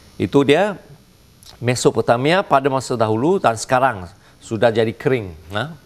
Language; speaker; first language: Malay; non-native, local second language; Chinese